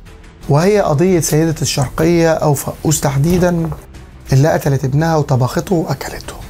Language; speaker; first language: Arabic; native; Arabic